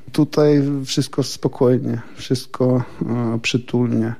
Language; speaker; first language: Polish; non-native, learner; Russian